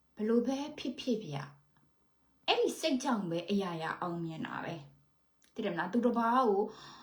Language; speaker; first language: Burmese; native; Burmese